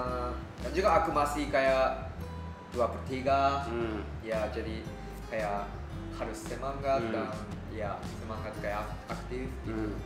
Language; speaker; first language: Indonesian; non-native, fluent; Japanese